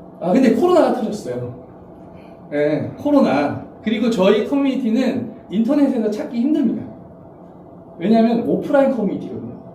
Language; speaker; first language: Korean; native; Korean